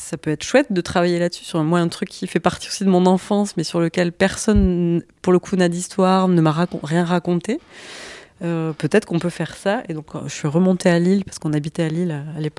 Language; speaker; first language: French; native; French